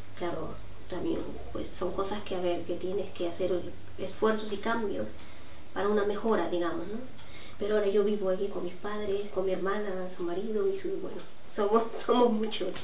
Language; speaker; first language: Spanish; native; Spanish